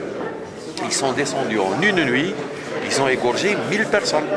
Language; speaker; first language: French; non-native, local second language; Arabic